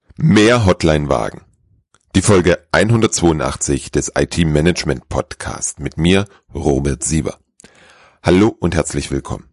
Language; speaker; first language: German; native; German